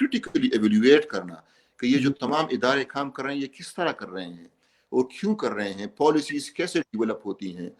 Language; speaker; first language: Urdu; non-native, local second language; Pashto